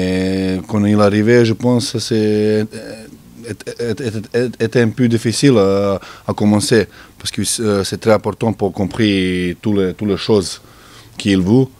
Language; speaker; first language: French; non-native, learner; Serbian